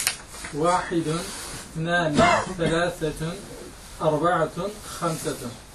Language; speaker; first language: Arabic; non-native, learner; Turkmen